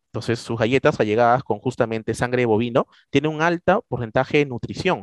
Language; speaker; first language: Spanish; native; Spanish